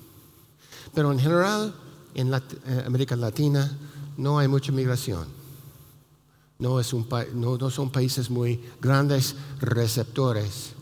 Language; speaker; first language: Spanish; non-native, fluent; English